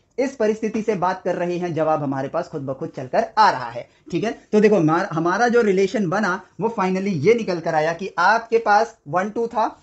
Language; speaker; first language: Hindi; native; Hindi